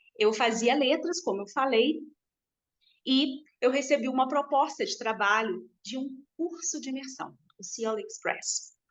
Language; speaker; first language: Portuguese; native; Portuguese